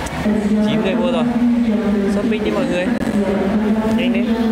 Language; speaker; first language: Vietnamese; native; Vietnamese